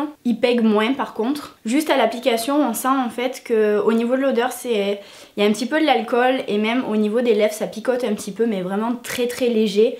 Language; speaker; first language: French; native; French